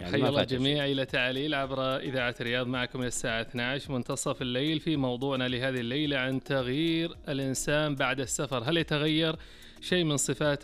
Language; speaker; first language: Arabic; native; Arabic